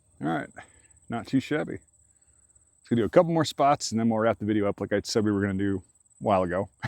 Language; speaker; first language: English; native; English